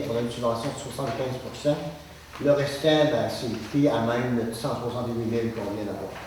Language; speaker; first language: French; native; French